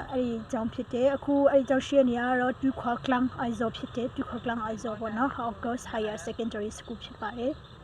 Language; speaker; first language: Burmese; non-native, local second language; Mizo